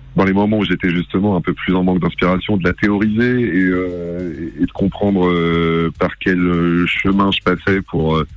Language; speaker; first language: French; early bilingual, other home language; Arabic